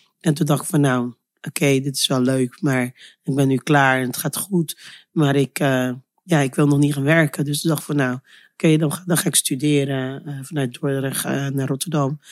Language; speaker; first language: Dutch; early bilingual, other home language; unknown